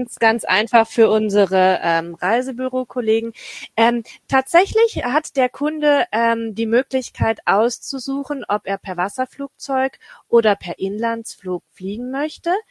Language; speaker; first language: German; native; German